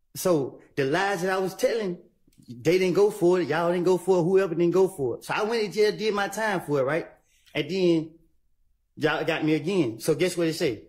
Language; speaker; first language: English; native; English